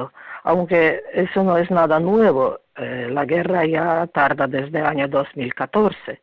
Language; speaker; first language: Spanish; non-native, fluent; Ukrainian